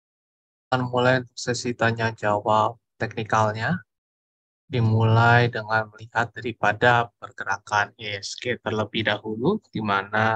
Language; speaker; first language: Indonesian; native; Indonesian